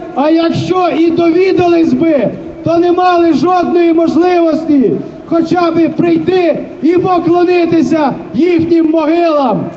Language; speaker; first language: Ukrainian; native; Ukrainian